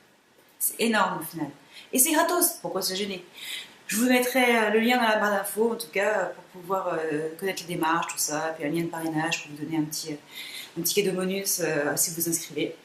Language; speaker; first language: French; native; French